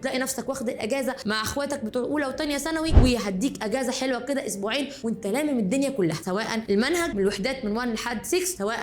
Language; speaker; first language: Arabic; native; Arabic